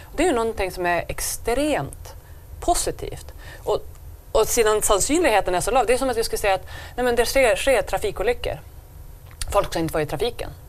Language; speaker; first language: Swedish; native; Swedish